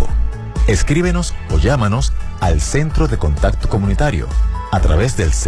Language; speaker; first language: Spanish; native; Spanish